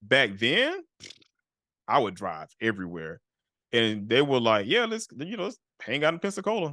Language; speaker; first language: English; native; English